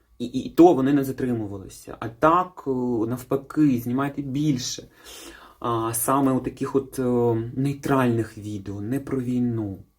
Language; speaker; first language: Ukrainian; non-native, local second language; Russian